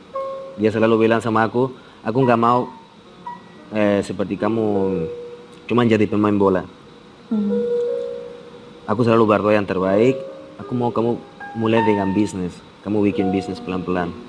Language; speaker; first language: Indonesian; non-native, fluent; Spanish